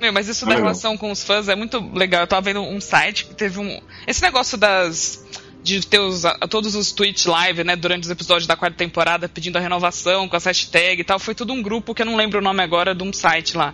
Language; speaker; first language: Portuguese; native; Portuguese